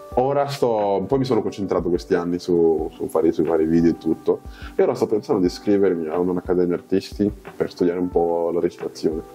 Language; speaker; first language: Italian; early bilingual, other home language; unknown